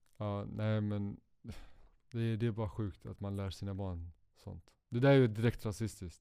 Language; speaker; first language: Swedish; early bilingual, other home language; Kurdish